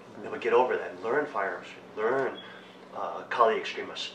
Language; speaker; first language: English; native; English